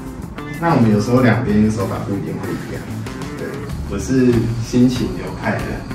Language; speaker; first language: Chinese; native; Chinese